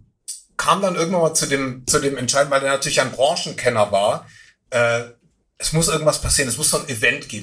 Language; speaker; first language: German; native; German